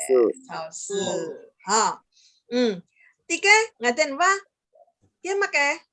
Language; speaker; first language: Chinese; early bilingual, heritage; Chinese